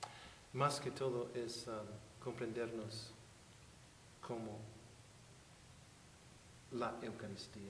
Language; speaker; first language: Spanish; non-native, fluent; English